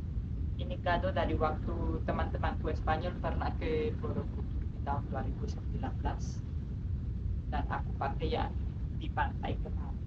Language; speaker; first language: Indonesian; non-native, fluent; Spanish